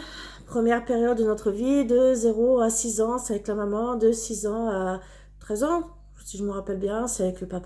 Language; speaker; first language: French; native; French